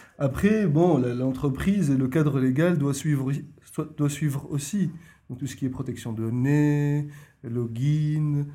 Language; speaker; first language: French; non-native, local second language; Arabic